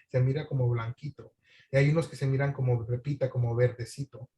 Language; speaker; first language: Spanish; early bilingual, other home language; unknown